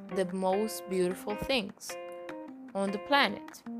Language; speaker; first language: English; non-native, fluent; Portuguese